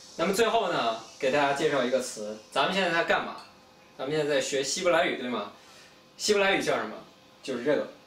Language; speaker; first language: Chinese; native; Chinese